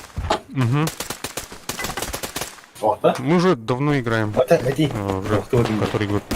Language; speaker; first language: Russian; non-native, local second language; Yakut